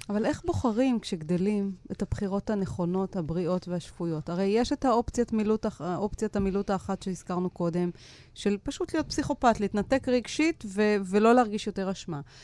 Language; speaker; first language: Hebrew; native; Hebrew